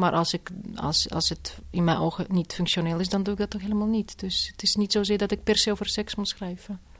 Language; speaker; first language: Dutch; non-native, fluent; Russian